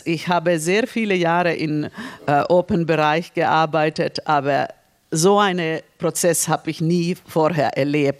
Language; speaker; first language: German; non-native, fluent; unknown